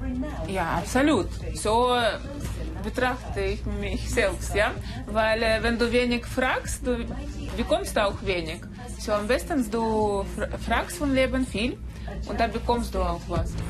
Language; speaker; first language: German; non-native, fluent; Russian